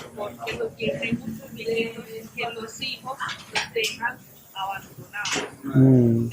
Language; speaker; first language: Spanish; native; Spanish